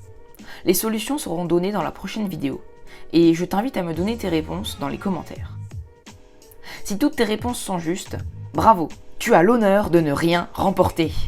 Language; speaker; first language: French; native; French